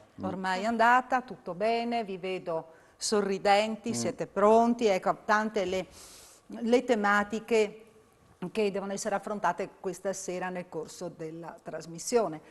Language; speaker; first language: Italian; native; Italian